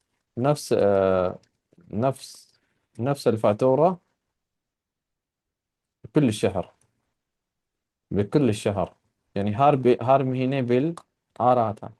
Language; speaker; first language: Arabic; non-native, fluent; Urdu